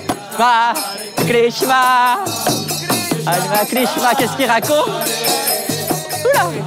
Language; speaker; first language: French; native; French